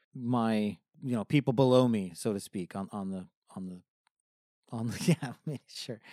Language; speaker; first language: English; native; English